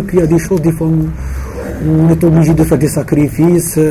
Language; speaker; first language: French; non-native, local second language; Arabic